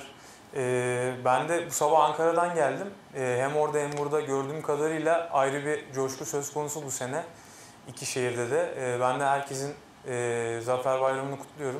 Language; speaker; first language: Turkish; native; Turkish